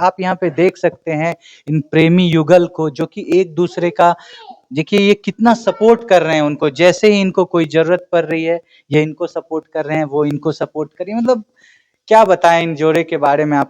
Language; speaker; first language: Hindi; native; Hindi